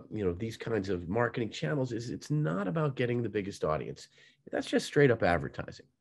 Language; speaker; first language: English; native; English